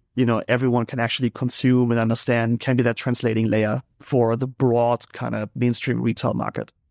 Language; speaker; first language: English; non-native, fluent; German